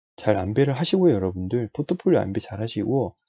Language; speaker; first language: Korean; native; Korean